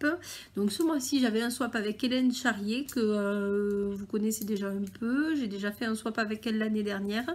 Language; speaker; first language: French; native; French